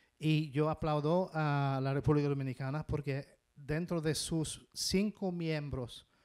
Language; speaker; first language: Spanish; non-native, fluent; English